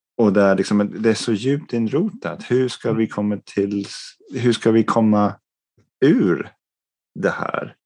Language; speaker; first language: Swedish; non-native, fluent; English